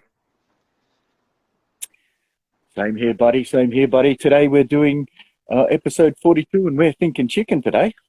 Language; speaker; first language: English; native; English